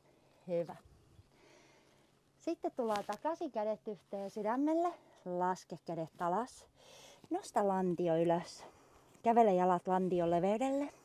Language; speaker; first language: Finnish; native; Finnish